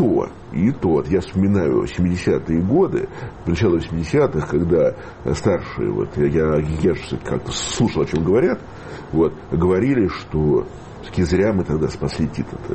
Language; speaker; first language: Russian; native; Russian